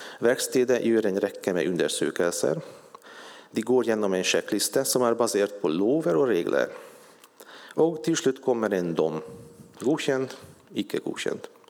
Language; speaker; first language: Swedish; non-native, fluent; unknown